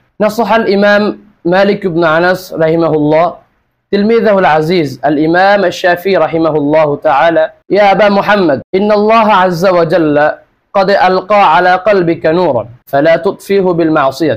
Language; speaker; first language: Arabic; non-native, learner; Bangla